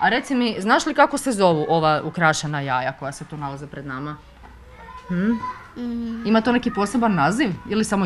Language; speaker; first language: Croatian; native; Croatian